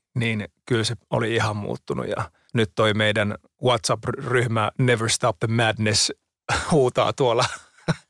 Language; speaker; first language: Finnish; native; Finnish